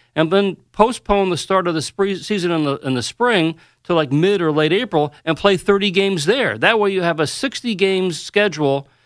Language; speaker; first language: English; native; English